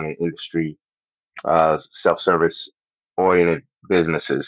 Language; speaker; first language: English; non-native, fluent; Spanish